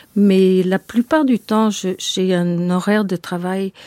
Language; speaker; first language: French; non-native, fluent; English